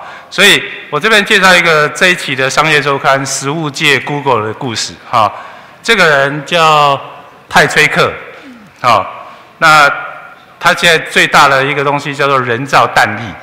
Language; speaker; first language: Chinese; native; Chinese